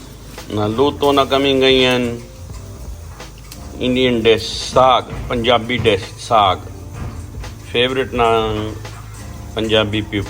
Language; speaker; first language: Filipino; non-native, learner; Punjabi